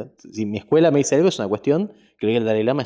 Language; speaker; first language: Spanish; native; Spanish